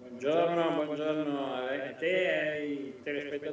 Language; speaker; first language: Italian; native; Italian